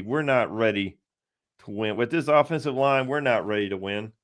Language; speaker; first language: English; native; English